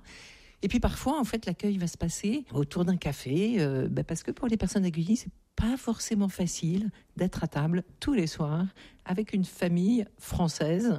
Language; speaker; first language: French; native; French